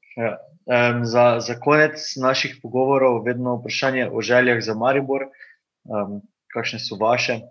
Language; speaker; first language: Slovenian; native; Slovenian